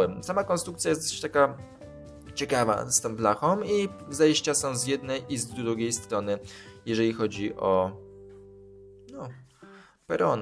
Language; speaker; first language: Polish; native; Polish